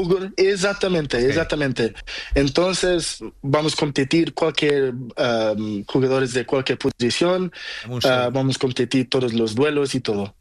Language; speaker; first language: Spanish; non-native, learner; Portuguese